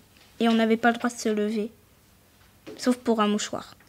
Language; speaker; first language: French; native; French